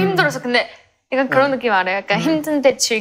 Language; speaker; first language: Korean; non-native, fluent; Chinese